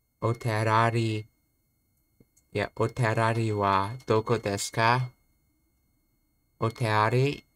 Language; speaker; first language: Japanese; non-native, learner; English